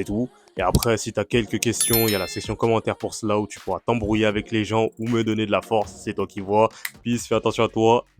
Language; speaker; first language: French; native; French